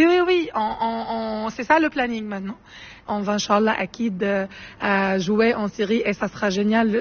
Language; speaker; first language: French; non-native, fluent; Arabic